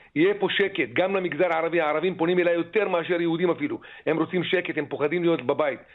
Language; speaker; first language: Hebrew; native; Hebrew